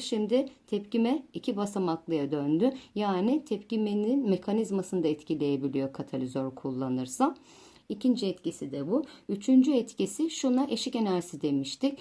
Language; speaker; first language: Turkish; native; Turkish